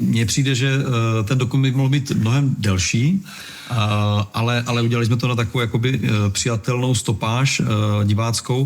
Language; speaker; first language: Czech; native; Czech